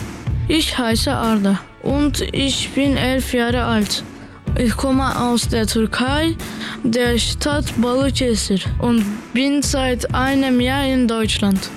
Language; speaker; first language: German; early bilingual, other home language; Turkish